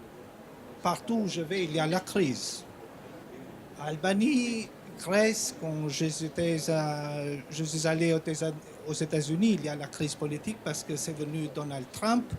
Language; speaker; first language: French; non-native, fluent; Albanian